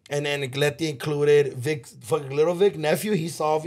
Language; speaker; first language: English; early bilingual, other home language; Spanish